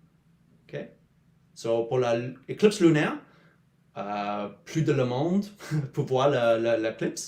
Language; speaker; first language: French; non-native, learner; English